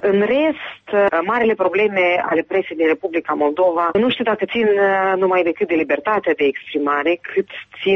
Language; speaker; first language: Romanian; native; Romanian